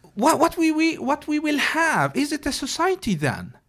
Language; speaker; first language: English; non-native, fluent; Arabic